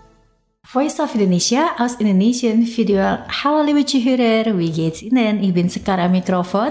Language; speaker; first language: German; non-native, fluent; Indonesian